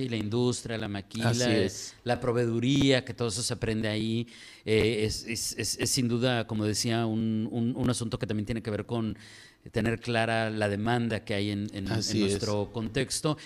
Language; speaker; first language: Spanish; native; Spanish